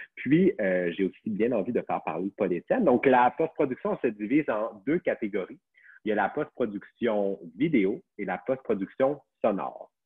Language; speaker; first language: French; native; French